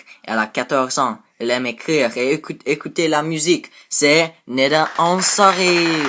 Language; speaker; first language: French; non-native, learner; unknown